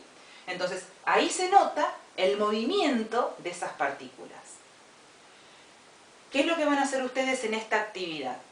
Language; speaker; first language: Spanish; native; Spanish